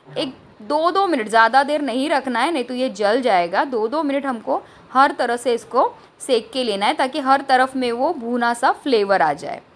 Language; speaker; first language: Hindi; non-native, local second language; Marathi